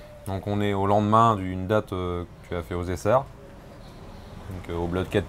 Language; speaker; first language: French; native; French